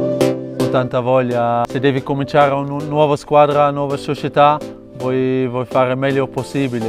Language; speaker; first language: Italian; non-native, fluent; Dutch